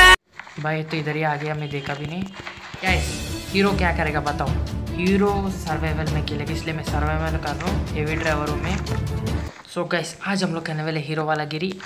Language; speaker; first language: Hindi; native; Hindi